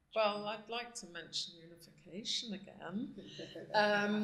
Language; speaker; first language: English; native; English